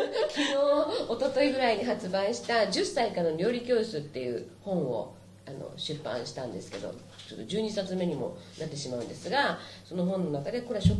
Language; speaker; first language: Japanese; native; Japanese